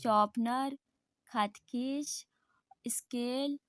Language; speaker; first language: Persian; non-native, fluent; Urdu